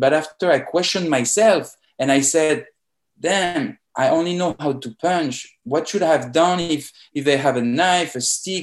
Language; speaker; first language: English; non-native, fluent; French